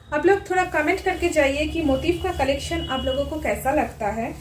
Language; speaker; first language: Hindi; non-native, local second language; Bangla